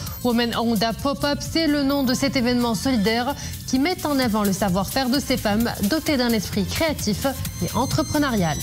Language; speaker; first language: French; non-native, local second language; Arabic